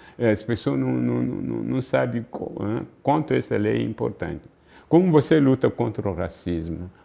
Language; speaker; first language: Portuguese; non-native, fluent; Luba-Lulua